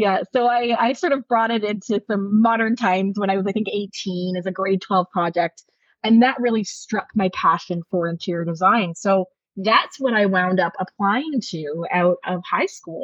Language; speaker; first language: English; native; English